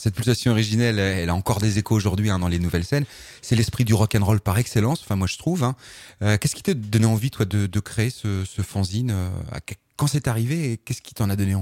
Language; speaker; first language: French; native; French